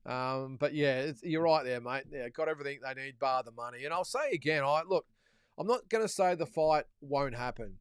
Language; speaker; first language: English; native; English